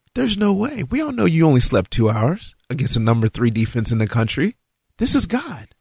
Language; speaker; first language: English; native; English